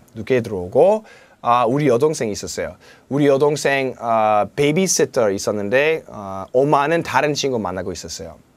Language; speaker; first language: Korean; non-native, learner; English